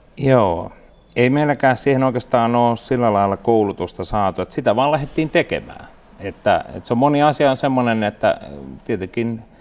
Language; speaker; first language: Finnish; native; Finnish